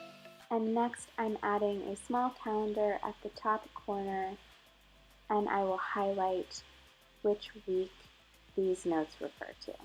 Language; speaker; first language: English; native; English